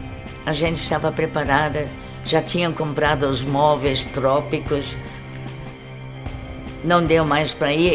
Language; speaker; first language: Portuguese; early bilingual, other home language; German